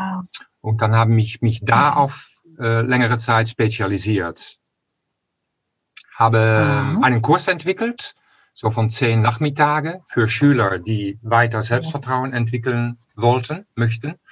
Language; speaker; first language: German; non-native, fluent; Dutch